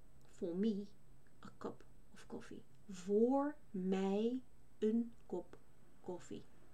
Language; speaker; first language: Dutch; native; Dutch